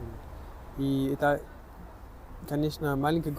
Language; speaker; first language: Russian; non-native, learner; French